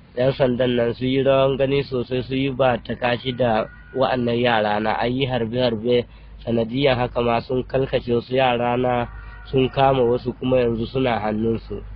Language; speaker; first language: Hausa; non-native, local second language; Fula